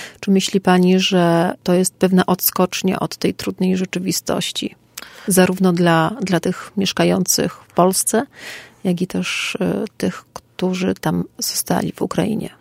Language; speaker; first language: Polish; native; Polish